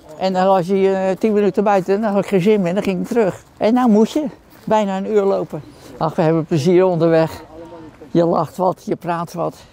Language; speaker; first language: Dutch; native; Dutch